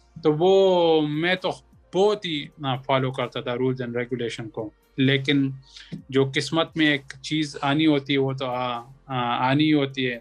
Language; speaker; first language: Urdu; non-native, local second language; Pashto